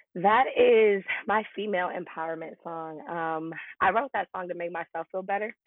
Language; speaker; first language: English; native; English